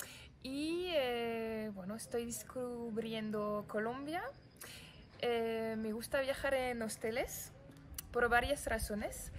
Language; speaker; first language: Spanish; non-native, fluent; French